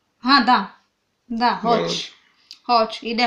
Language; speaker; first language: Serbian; non-native, learner; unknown